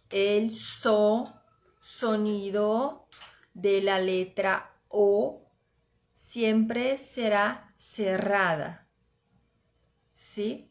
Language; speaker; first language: Spanish; non-native, fluent; Portuguese